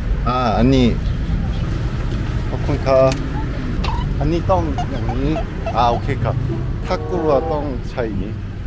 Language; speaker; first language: Thai; non-native, learner; Korean